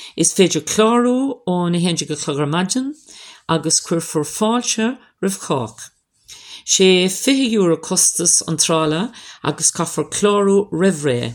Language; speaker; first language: Irish; non-native, local second language; English